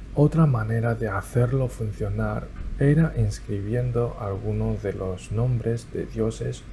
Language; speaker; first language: Spanish; non-native, fluent; Chinese